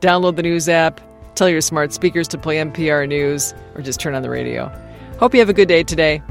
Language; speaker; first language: English; native; English